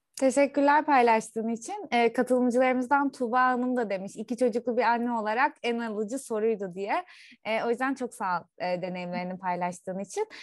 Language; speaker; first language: Turkish; native; Turkish